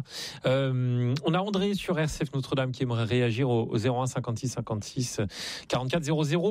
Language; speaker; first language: French; native; French